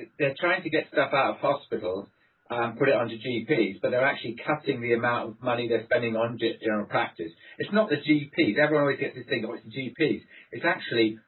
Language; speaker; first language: English; native; English